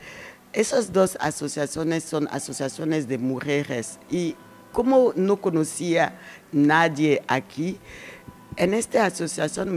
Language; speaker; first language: Spanish; non-native, learner; French